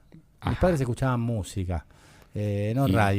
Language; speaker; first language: Spanish; native; Spanish